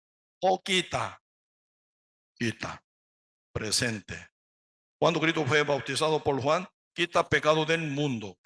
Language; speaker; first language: Spanish; non-native, learner; Korean